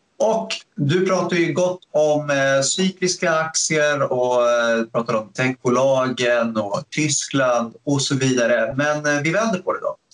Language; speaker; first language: Swedish; native; Swedish